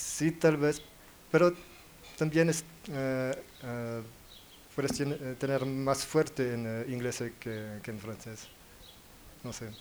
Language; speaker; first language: Spanish; non-native, learner; French